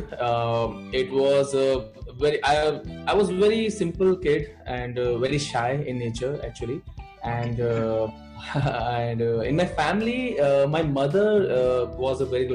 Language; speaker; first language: English; non-native, local second language; Bangla